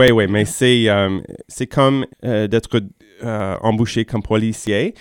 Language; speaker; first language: French; non-native, fluent; English